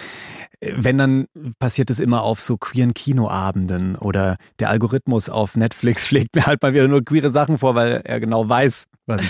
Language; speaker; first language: German; native; German